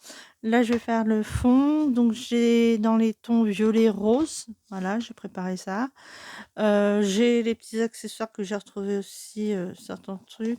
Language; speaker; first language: French; native; French